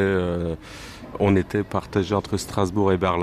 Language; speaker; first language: French; non-native, fluent; Turkish